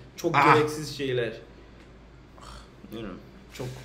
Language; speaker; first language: Turkish; non-native, learner; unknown